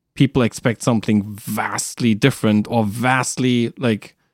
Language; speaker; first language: English; non-native, fluent; German